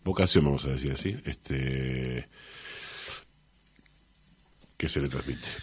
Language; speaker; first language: Spanish; native; Spanish